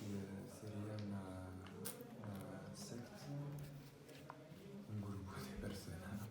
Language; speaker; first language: Spanish; non-native, learner; French